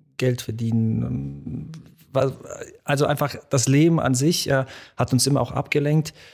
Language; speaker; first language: German; early bilingual, other home language; Polish